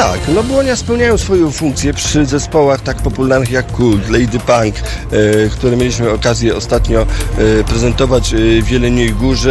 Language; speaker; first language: Polish; native; Polish